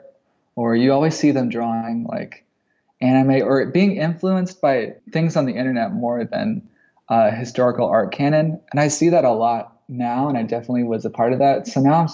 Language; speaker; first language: English; native; English